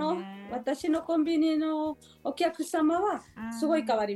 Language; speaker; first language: Japanese; non-native, learner; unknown